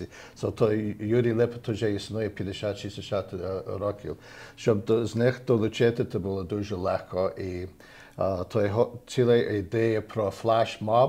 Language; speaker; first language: Ukrainian; early bilingual, heritage; Ukrainian